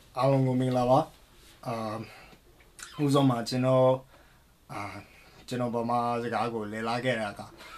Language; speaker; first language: Burmese; non-native, learner; English